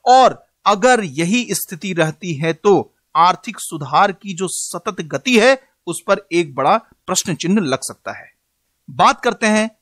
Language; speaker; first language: Hindi; native; Hindi